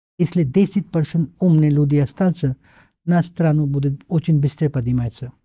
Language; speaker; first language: Russian; non-native, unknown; Hindi